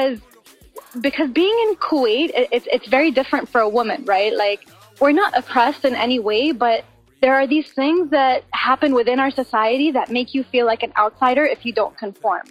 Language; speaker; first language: English; non-native, fluent; Arabic